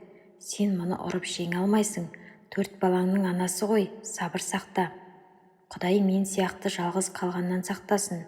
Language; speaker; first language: Kazakh; native; Kazakh